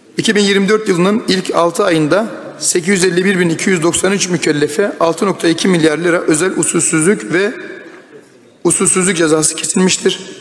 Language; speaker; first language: Turkish; native; Turkish